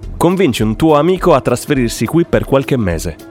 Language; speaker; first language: Italian; native; Italian